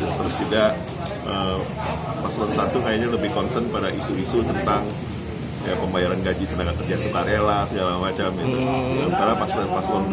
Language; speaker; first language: Indonesian; native; Indonesian